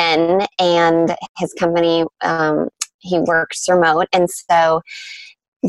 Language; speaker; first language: English; native; English